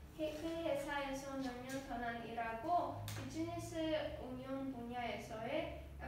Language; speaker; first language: Korean; non-native, learner; Azerbaijani